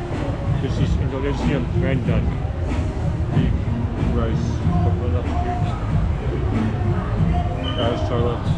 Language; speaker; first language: English; non-native, learner; Turkish